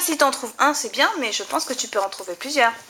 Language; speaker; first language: French; native; French